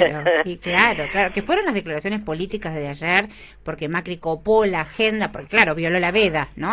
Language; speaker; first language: Spanish; native; Spanish